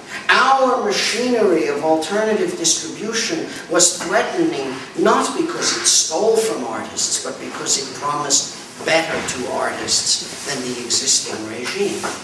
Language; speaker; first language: English; native; English